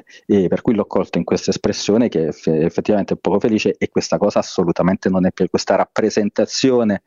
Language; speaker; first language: Italian; native; Italian